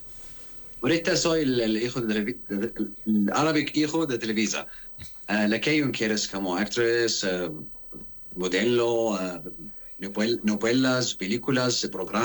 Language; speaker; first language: Spanish; non-native, learner; Arabic